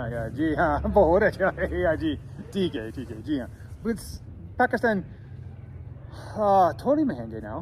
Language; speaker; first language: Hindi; non-native, learner; English